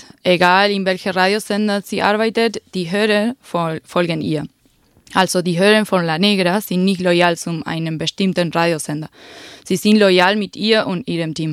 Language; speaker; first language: German; non-native, fluent; Spanish